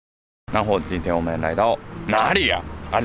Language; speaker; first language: Chinese; non-native, fluent; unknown